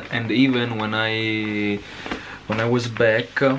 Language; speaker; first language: English; non-native, learner; Italian